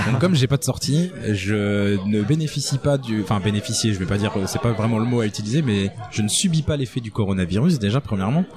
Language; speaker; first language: French; native; French